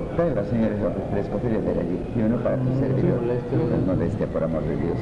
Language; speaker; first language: Spanish; native; Spanish